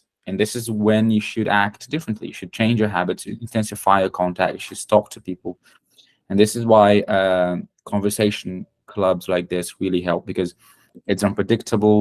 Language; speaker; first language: English; non-native, fluent; Portuguese